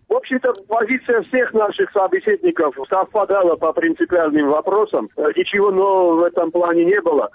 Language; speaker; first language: Russian; non-native, local second language; Armenian